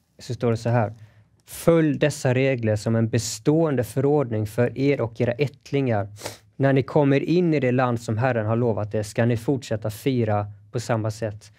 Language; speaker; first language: Swedish; native; Swedish